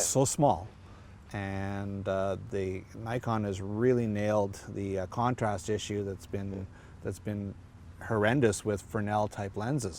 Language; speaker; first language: English; native; English